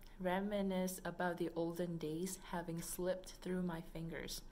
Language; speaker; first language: English; non-native, fluent; Vietnamese